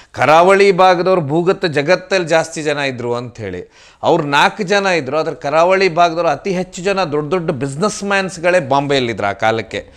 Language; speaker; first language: Kannada; non-native, local second language; Tulu